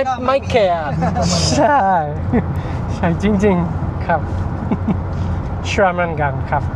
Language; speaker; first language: Thai; non-native, learner; French